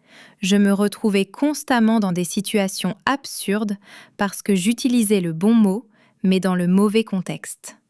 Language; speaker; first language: French; non-native, fluent; English